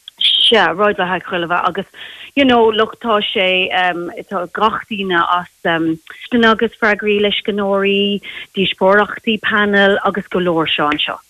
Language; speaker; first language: Irish; non-native, local second language; English